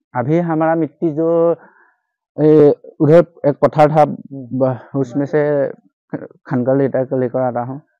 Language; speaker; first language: Hindi; non-native, local second language; Assamese